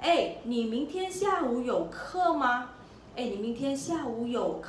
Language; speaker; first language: Chinese; non-native, local second language; Malay